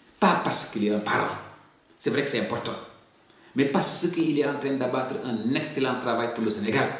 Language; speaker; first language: French; non-native, local second language; Wolof